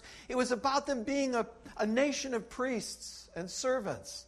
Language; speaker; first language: English; native; English